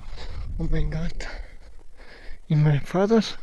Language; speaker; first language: English; non-native, learner; Croatian